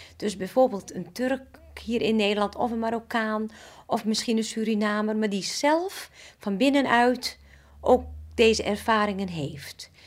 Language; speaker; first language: Dutch; native; Dutch